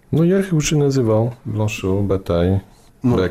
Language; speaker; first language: Russian; non-native, fluent; English